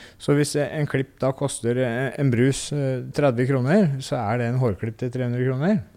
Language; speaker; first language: Norwegian; native; Norwegian